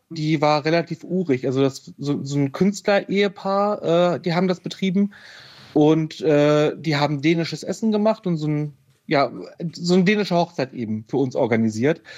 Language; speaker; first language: German; native; German